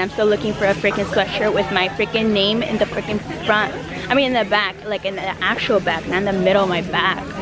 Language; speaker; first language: English; early bilingual, other home language; Spanish